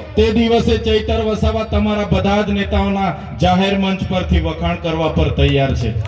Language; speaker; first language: Gujarati; non-native, local second language; Vasavi